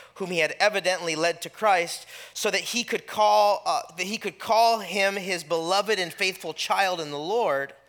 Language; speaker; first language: English; native; English